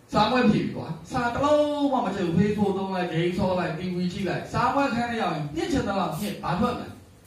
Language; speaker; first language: Burmese; native; Burmese